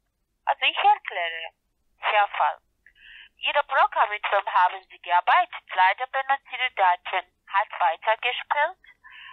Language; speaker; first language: German; non-native, learner; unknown